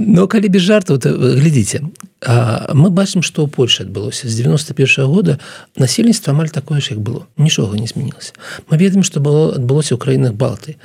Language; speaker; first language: Belarusian; non-native, local second language; Russian